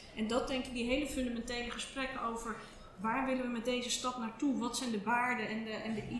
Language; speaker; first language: Dutch; native; Dutch